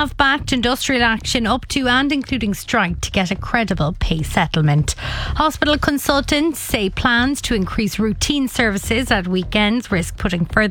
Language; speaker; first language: English; native; English